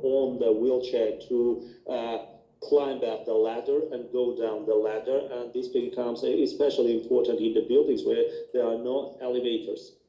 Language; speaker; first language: English; non-native, fluent; Armenian